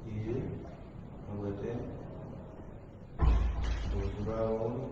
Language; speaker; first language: Welsh; non-native, fluent; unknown